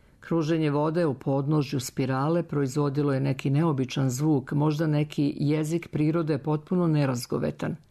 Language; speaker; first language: Serbian; native; Serbian